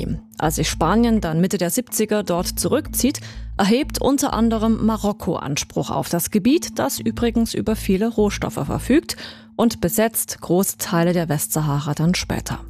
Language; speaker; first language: German; native; German